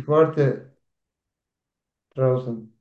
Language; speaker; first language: German; non-native, learner; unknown